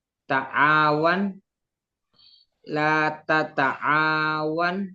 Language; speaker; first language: Arabic; non-native, learner; Indonesian